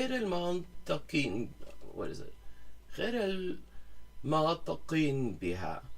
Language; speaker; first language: Arabic; non-native, learner; English